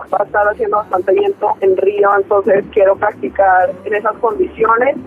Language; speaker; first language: Spanish; native; Spanish